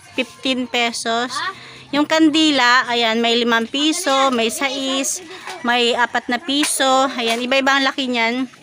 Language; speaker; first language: Filipino; non-native, local second language; Bikol